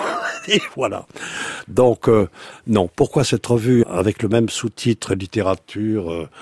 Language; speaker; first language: French; native; French